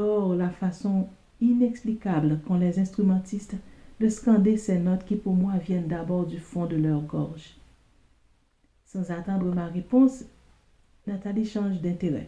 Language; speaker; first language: French; non-native, local second language; Haitian Creole